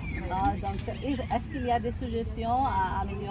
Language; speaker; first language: French; non-native, learner; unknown